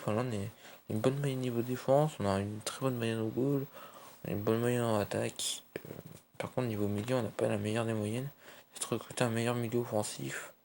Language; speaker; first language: French; native; French